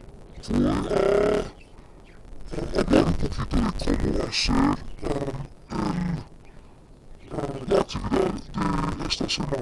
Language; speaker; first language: Spanish; non-native, fluent; English